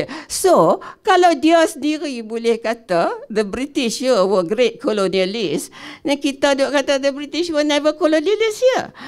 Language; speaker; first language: English; non-native, local second language; Malay